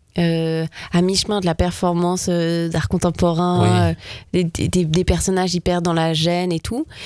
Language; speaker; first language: French; native; French